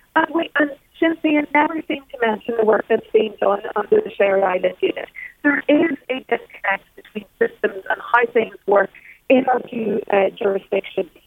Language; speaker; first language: English; native; English